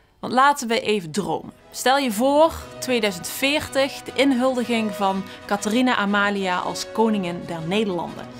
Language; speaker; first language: Dutch; native; Dutch